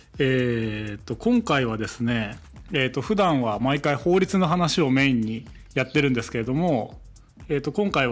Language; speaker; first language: Japanese; native; Japanese